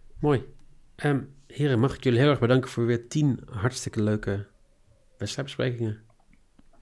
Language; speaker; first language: Dutch; native; Dutch